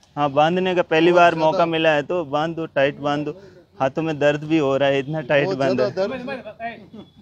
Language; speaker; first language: Hindi; native; Hindi